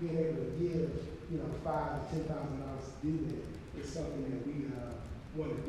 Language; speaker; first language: English; native; English